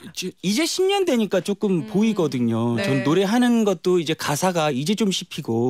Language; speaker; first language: Korean; native; Korean